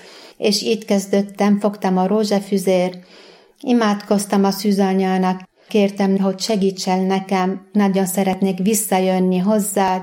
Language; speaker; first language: Hungarian; non-native, fluent; Arabic